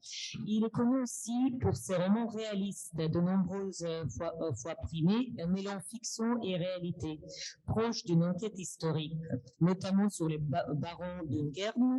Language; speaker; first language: French; non-native, fluent; Russian